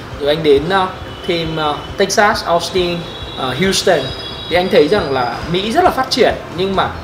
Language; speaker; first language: Vietnamese; native; Vietnamese